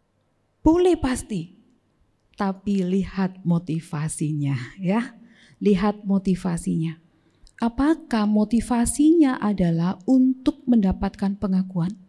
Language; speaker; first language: Indonesian; native; Indonesian